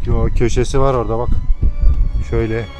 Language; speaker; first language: Turkish; native; Turkish